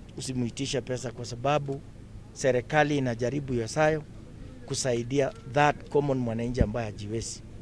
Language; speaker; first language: Swahili; non-native, local second language; Kalenjin